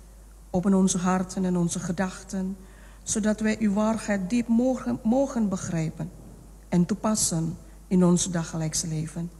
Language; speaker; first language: Dutch; non-native, fluent; Indonesian